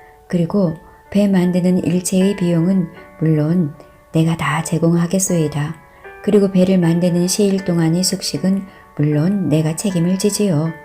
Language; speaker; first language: Korean; native; Korean